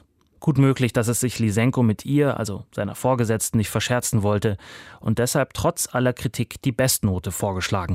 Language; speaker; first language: German; native; German